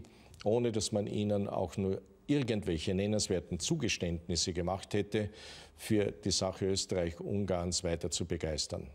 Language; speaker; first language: German; native; German